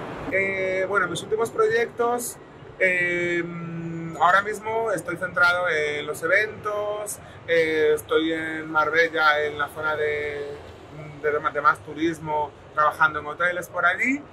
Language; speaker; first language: Spanish; native; Spanish